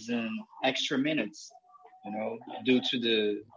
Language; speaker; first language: English; non-native, fluent; Portuguese